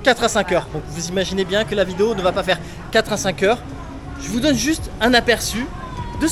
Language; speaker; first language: French; native; French